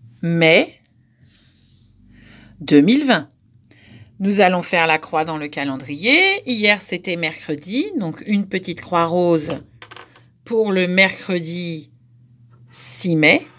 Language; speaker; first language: French; native; French